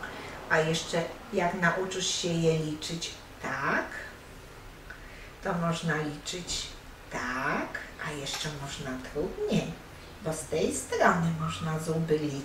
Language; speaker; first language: Polish; non-native, learner; Russian